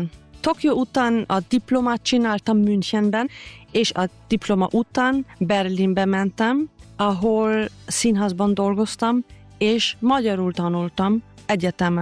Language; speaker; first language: Hungarian; non-native, fluent; German